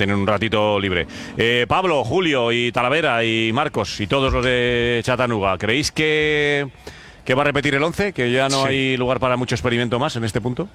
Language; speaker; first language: Spanish; native; Spanish